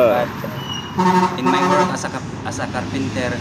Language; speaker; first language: English; non-native, local second language; Cebuano